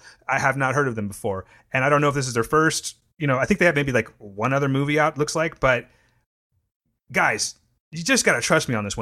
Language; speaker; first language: English; native; English